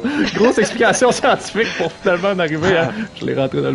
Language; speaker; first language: French; native; French